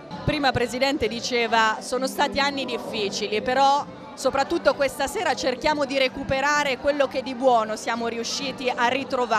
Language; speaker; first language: Italian; native; Italian